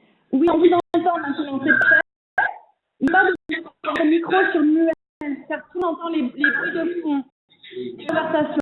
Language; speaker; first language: French; native; French